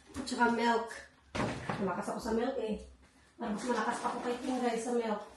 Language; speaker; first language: Filipino; non-native, local second language; Hiligaynon